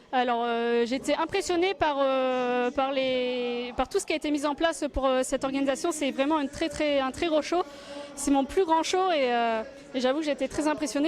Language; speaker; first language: French; native; French